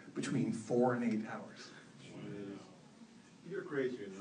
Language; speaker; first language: English; native; English